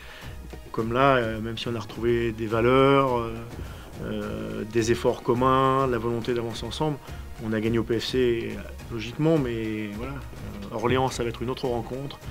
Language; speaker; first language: French; native; French